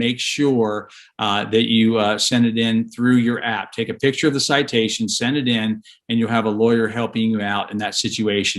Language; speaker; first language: English; native; English